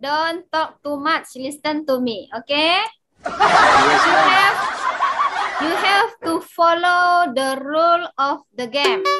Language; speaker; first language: English; non-native, learner; Indonesian